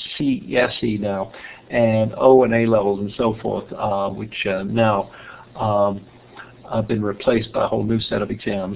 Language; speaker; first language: English; native; English